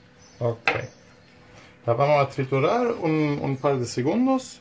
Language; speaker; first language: Spanish; non-native, learner; German